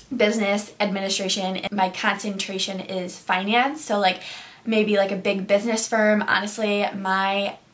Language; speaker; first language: English; native; English